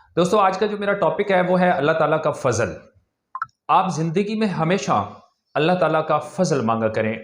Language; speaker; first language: Urdu; non-native, local second language; Punjabi